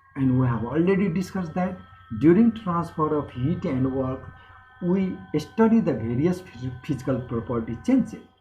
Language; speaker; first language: English; non-native, local second language; Nepali